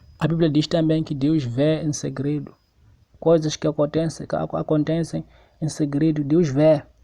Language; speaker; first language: Portuguese; non-native, local second language; Tsonga